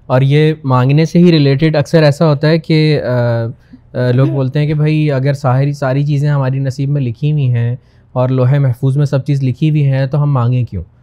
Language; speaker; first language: Urdu; native; Urdu